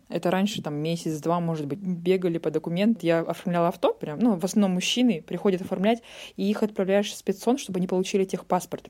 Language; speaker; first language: Russian; native; Russian